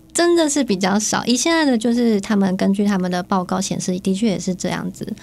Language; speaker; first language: Chinese; native; Chinese